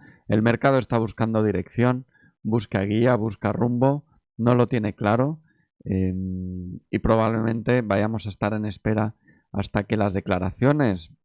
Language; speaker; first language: Spanish; native; Spanish